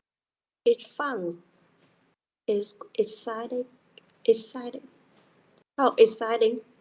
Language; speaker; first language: English; non-native, learner; Vietnamese